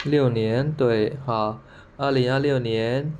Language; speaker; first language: Chinese; non-native, fluent; Khmer